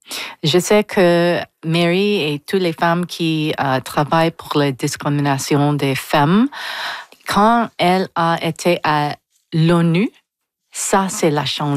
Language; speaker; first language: French; non-native, local second language; English